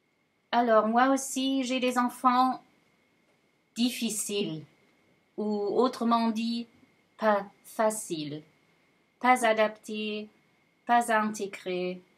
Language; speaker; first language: French; non-native, fluent; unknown